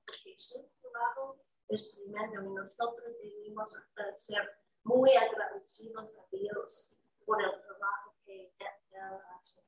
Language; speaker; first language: Spanish; non-native, learner; English